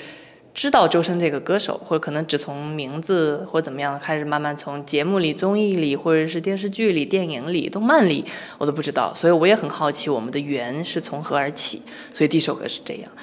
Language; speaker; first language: Chinese; native; Chinese